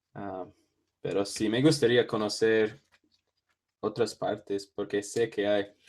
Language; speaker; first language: Spanish; non-native, learner; English